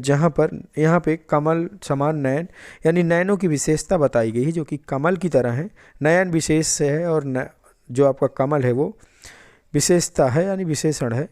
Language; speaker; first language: Hindi; native; Hindi